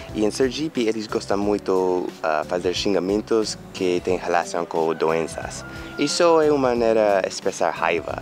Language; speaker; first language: Portuguese; non-native, fluent; English